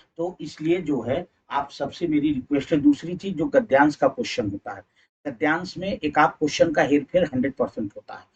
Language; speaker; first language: Hindi; native; Hindi